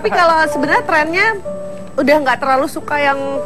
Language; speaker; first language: Indonesian; native; Indonesian